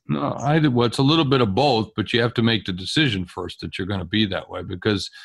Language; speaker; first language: English; native; English